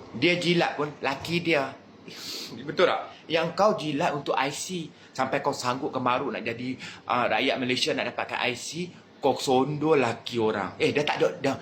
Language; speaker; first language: Malay; native; Malay